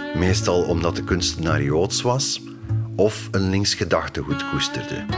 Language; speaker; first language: Dutch; native; Dutch